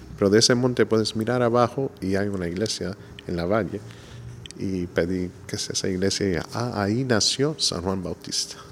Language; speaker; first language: Spanish; non-native, fluent; English